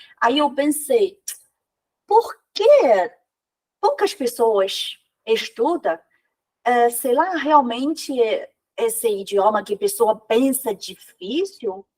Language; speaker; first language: Portuguese; non-native, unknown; Chinese